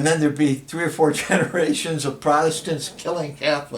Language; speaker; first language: English; native; English